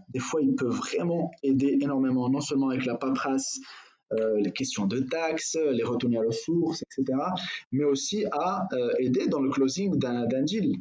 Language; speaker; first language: French; non-native, local second language; Arabic